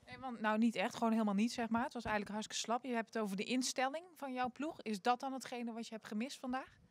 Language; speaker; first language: Dutch; native; Dutch